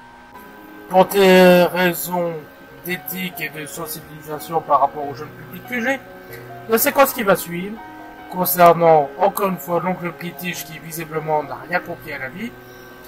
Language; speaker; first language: French; native; French